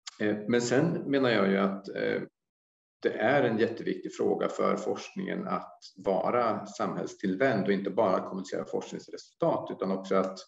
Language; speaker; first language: Swedish; native; Swedish